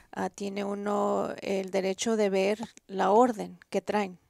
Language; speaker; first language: Spanish; early bilingual, heritage; Spanish